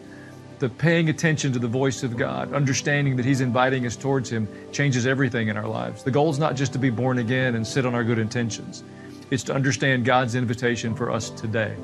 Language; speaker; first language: English; native; English